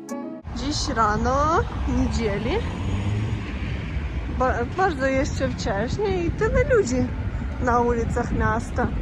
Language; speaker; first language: Polish; non-native, fluent; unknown